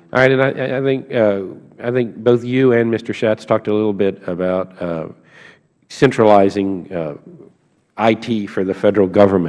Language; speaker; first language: English; native; English